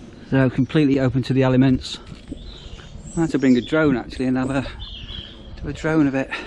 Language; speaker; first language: English; native; English